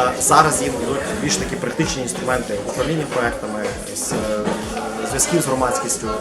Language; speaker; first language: Ukrainian; native; Ukrainian